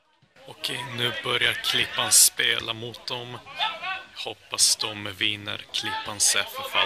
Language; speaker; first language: Swedish; early bilingual, other home language; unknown